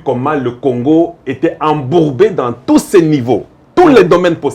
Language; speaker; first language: French; non-native, local second language; Lingala